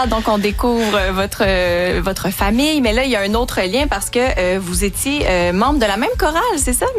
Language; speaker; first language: French; native; French